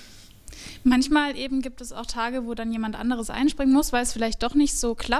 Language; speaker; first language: German; native; German